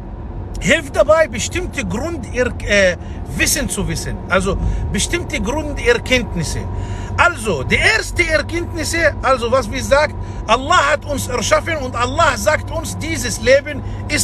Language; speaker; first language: German; non-native, fluent; Arabic